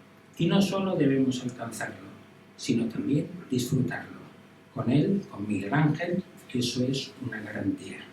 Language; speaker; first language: Spanish; native; Spanish